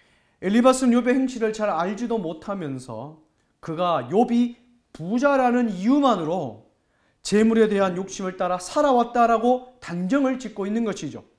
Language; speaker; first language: Korean; native; Korean